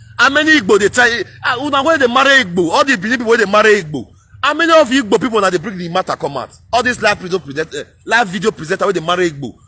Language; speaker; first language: Nigerian Pidgin; non-native, local second language; Bini